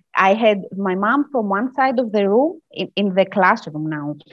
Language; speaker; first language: English; non-native, fluent; Greek